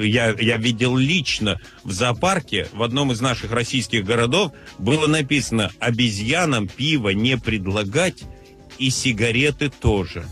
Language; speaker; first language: Russian; native; Russian